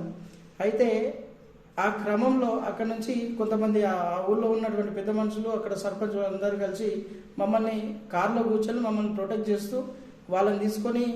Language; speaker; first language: Telugu; native; Telugu